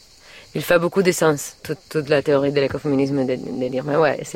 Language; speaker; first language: French; non-native, learner; Catalan